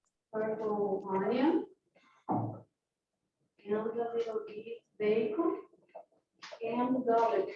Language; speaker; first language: English; non-native, learner; Portuguese